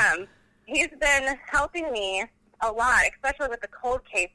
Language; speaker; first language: English; native; English